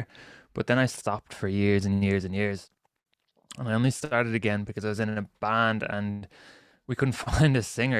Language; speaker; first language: English; native; English